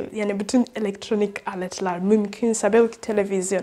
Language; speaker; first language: Turkish; non-native, learner; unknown